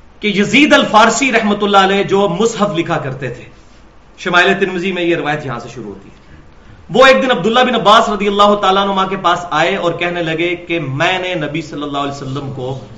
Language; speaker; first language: Urdu; non-native, local second language; Punjabi